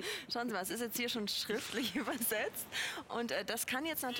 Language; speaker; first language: German; native; German